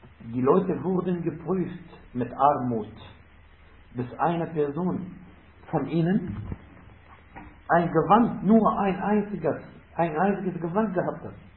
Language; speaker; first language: German; non-native, fluent; Arabic